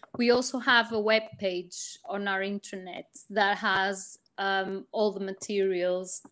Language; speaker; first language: English; non-native, fluent; Portuguese